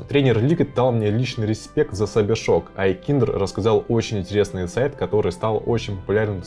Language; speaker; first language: Russian; native; Russian